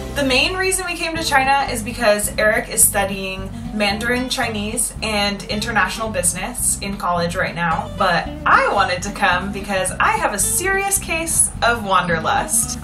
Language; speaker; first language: English; native; English